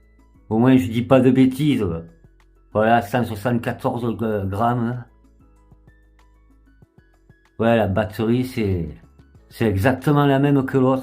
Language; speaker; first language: French; native; French